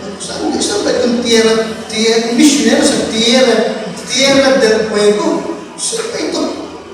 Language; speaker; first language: Filipino; native; Filipino